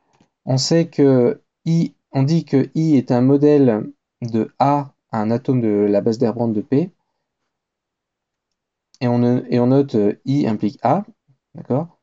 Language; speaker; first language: French; native; French